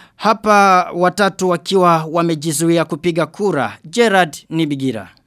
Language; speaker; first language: Swahili; non-native, local second language; Rundi